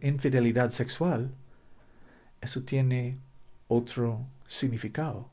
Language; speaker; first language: Spanish; non-native, learner; English